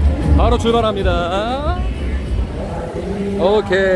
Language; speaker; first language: Korean; native; Korean